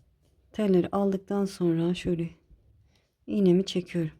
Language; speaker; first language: Turkish; native; Turkish